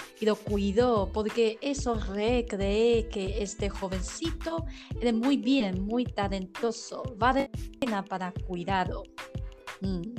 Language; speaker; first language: Spanish; non-native, learner; Chinese